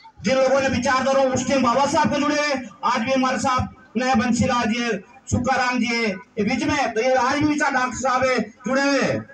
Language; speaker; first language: Hindi; native; Hindi